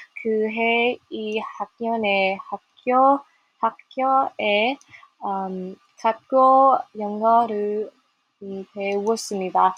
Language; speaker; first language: Korean; non-native, learner; Vietnamese